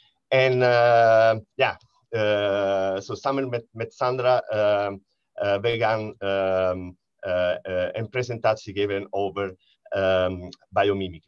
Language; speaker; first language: Dutch; non-native, learner; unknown